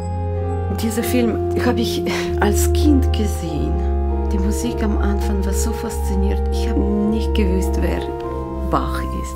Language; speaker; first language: German; non-native, learner; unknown